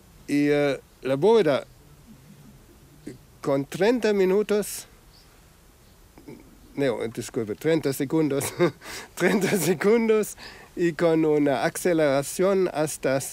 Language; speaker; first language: Spanish; non-native, fluent; German